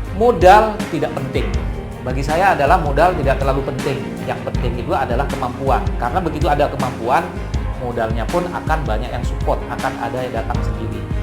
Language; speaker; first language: Indonesian; non-native, local second language; Madurese